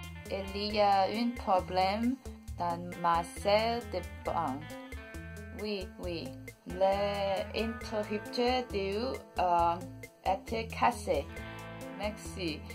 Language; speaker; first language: French; non-native, learner; Cantonese